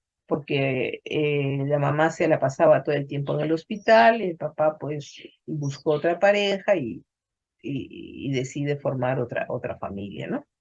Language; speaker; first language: Spanish; native; Spanish